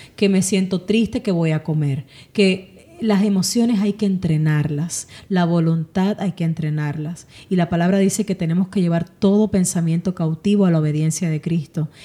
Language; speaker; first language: Spanish; native; Spanish